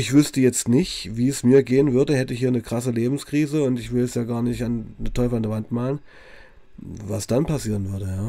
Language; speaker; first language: German; native; German